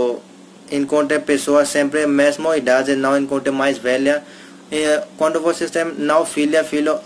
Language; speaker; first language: Portuguese; non-native, learner; Hindi